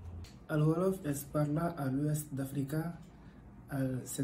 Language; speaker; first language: Catalan; non-native, learner; Wolof